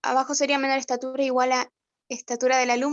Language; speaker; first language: Spanish; native; Spanish